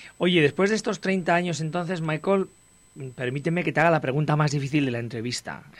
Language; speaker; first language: Spanish; native; Spanish